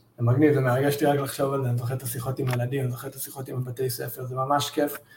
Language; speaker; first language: Hebrew; early bilingual, heritage; Hebrew